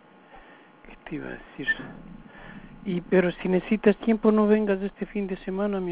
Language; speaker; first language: Spanish; native; Spanish